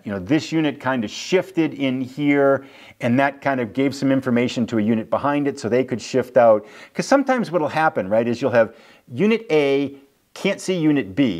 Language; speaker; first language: English; native; English